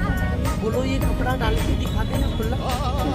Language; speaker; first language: Hindi; native; Hindi